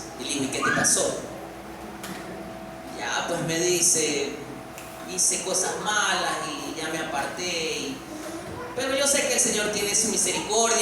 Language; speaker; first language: Spanish; native; Spanish